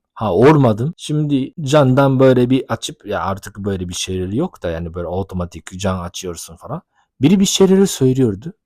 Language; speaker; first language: Turkish; non-native, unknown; Japanese